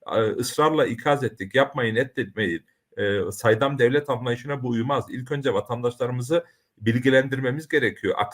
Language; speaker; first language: Turkish; early bilingual, heritage; Turkish